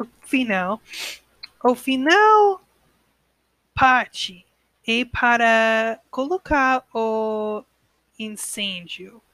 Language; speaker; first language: Portuguese; non-native, learner; English